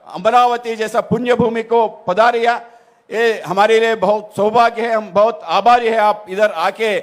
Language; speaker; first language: Hindi; non-native, local second language; Telugu